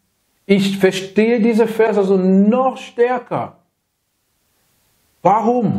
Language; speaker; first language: German; non-native, fluent; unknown